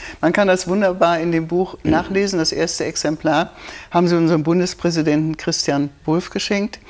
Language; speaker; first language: German; native; German